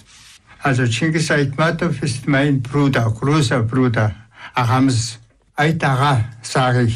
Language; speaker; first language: German; non-native, fluent; Tuvinian